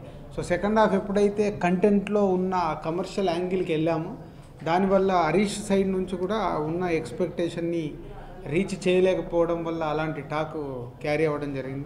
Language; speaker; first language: Telugu; native; Telugu